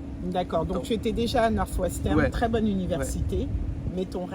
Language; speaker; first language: French; native; French